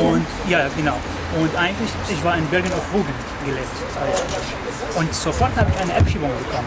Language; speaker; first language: German; non-native, learner; Arabic